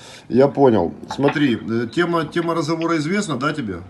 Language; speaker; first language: Russian; native; Russian